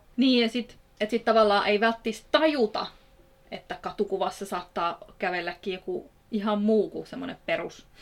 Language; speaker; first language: Finnish; early bilingual, other home language; Kurdish